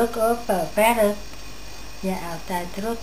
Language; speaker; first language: Dutch; non-native, learner; Vietnamese